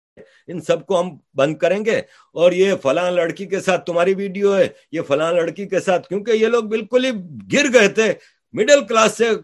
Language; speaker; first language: Urdu; native; Urdu